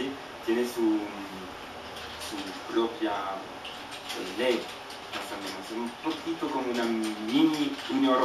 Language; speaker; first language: Spanish; non-native, fluent; French